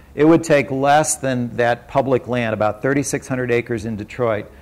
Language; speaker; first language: English; native; English